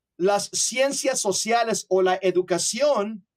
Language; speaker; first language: Spanish; early bilingual, other home language; English